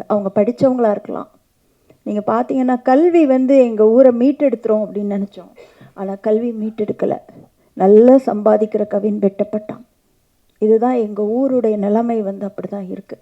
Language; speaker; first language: Tamil; native; Tamil